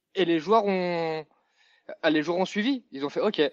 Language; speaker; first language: French; native; French